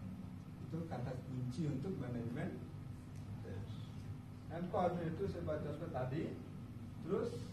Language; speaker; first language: Indonesian; non-native, fluent; Bangla